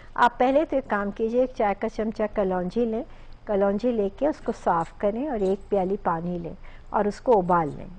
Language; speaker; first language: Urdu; native; Urdu